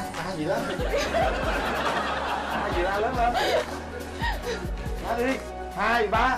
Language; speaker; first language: Vietnamese; native; Vietnamese